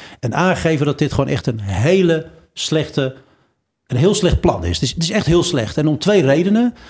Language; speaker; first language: Dutch; early bilingual, other home language; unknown